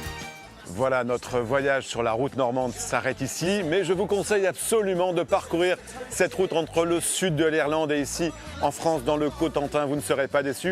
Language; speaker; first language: French; native; French